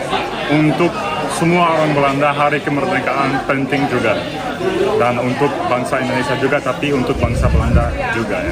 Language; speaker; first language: Indonesian; non-native, fluent; Dutch